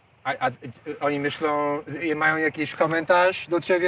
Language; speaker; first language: Polish; non-native, fluent; English